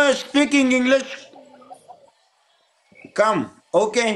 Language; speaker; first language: English; non-native, learner; Pashto